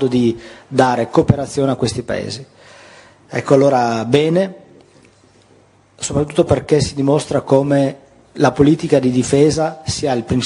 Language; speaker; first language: Italian; native; Italian